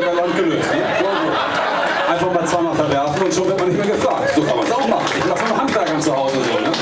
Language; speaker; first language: German; native; German